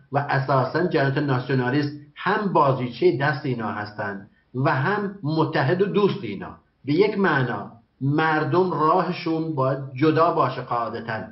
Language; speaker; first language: Persian; non-native, local second language; Kurdish